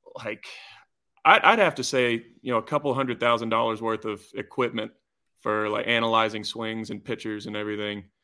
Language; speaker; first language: English; native; English